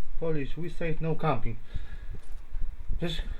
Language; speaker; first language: Polish; native; Polish